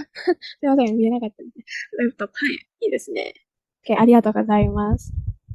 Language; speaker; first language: Japanese; non-native, fluent; Indonesian